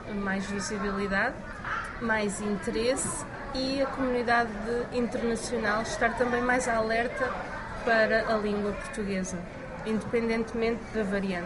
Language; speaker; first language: Portuguese; native; Portuguese